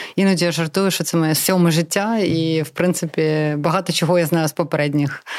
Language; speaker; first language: Ukrainian; non-native, local second language; Russian